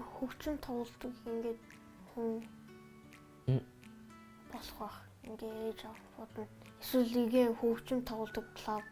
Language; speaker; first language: Mongolian; early bilingual, heritage; Mongolian